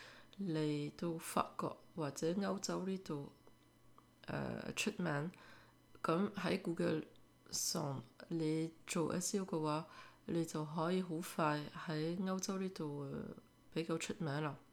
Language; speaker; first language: Cantonese; early bilingual, heritage; French